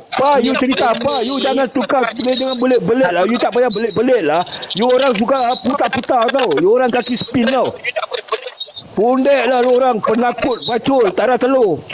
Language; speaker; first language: Malay; native; Malay